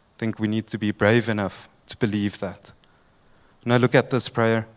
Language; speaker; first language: English; native; English